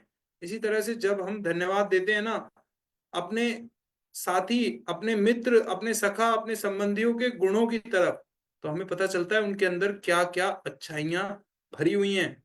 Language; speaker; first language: Hindi; native; Hindi